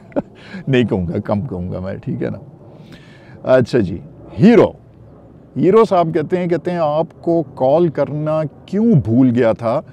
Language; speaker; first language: Urdu; non-native, local second language; Pashto